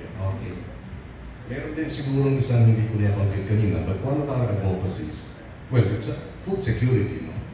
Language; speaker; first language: Filipino; native; Filipino